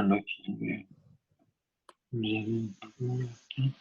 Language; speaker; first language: French; non-native, learner; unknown